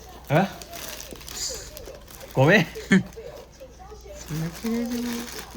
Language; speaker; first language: Japanese; non-native, learner; Cantonese